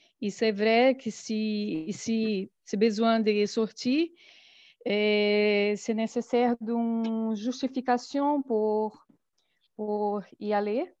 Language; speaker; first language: French; non-native, learner; Portuguese